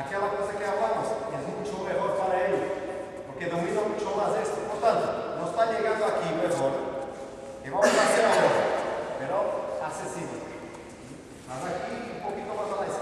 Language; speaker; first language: Spanish; non-native, learner; Portuguese